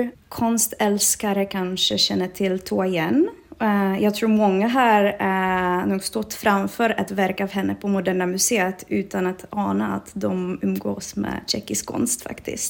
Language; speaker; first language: Swedish; non-native, fluent; Czech